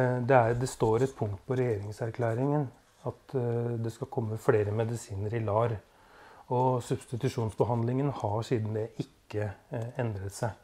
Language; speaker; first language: Norwegian; native; Norwegian